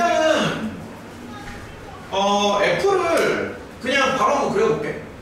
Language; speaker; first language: Korean; native; Korean